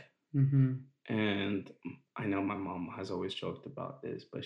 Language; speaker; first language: English; native; English